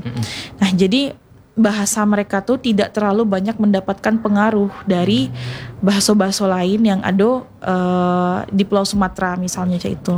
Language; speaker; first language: Indonesian; non-native, local second language; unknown